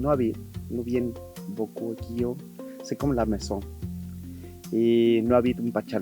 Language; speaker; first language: French; non-native, learner; Spanish